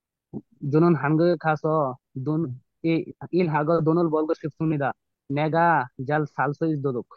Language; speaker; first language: Korean; non-native, learner; Bangla